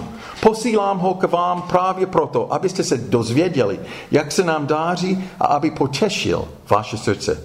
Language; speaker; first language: Czech; non-native, fluent; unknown